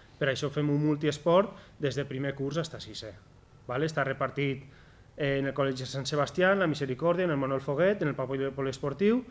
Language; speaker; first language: Catalan; native; Catalan